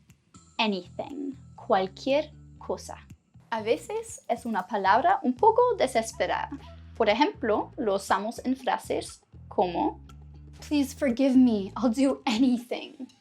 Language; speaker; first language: Spanish; non-native, fluent; English